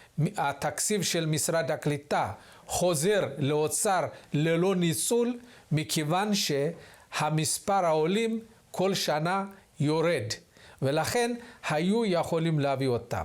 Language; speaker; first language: Hebrew; non-native, fluent; Amharic